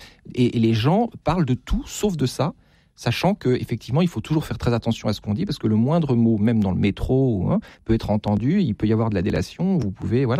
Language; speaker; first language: French; native; French